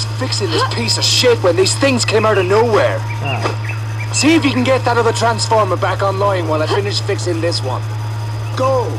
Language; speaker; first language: English; native; English